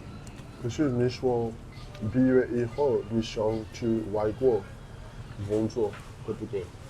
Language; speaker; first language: Chinese; non-native, learner; French